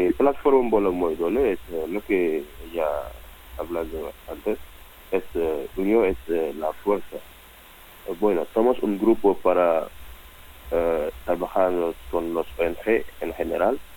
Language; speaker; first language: Spanish; non-native, learner; Wolof